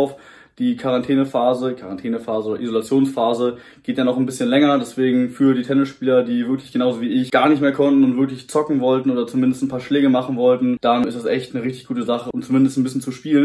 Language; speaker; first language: German; native; German